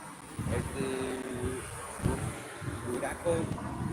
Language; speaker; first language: Spanish; non-native, learner; English